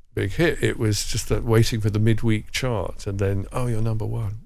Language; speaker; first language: English; native; English